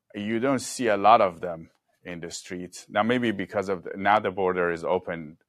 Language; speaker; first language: English; non-native, fluent; Persian